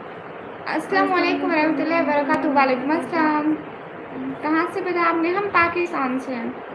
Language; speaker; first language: Hindi; non-native, local second language; Punjabi